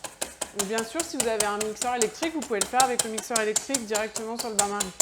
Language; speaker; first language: French; native; French